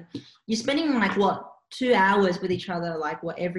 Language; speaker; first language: English; non-native, local second language; Cantonese